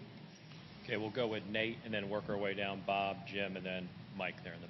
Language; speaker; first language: English; native; English